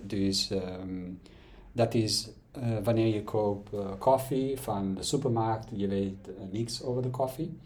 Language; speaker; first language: Dutch; non-native, learner; Italian